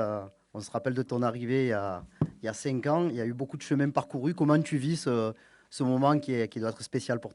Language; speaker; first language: French; native; French